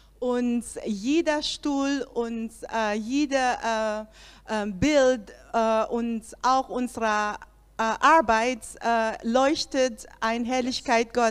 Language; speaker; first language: German; non-native, learner; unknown